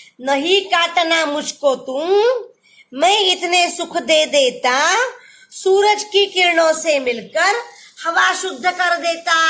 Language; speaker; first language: Hindi; non-native, local second language; Marathi